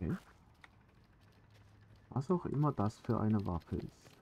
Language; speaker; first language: German; native; German